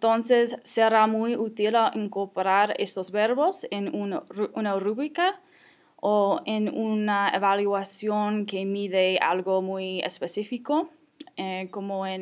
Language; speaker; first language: Spanish; non-native, fluent; English